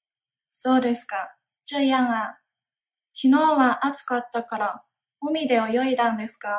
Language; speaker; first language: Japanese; non-native, fluent; Chinese